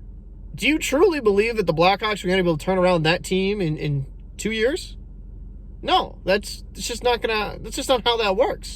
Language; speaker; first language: English; native; English